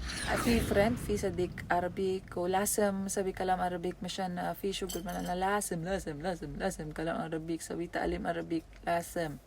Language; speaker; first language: Arabic; non-native, learner; Filipino